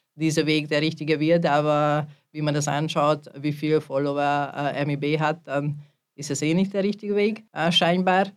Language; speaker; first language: German; non-native, fluent; Hungarian